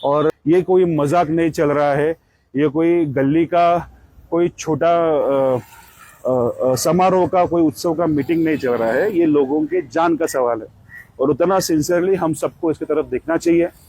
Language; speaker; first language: Hindi; non-native, local second language; Marathi